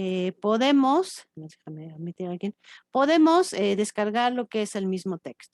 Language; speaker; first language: Spanish; native; Spanish